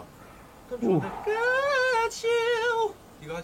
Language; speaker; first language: Korean; native; Korean